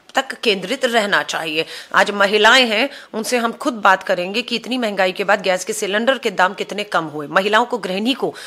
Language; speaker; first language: Hindi; native; Hindi